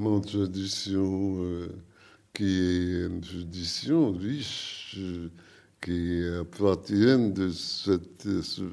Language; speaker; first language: French; non-native, learner; English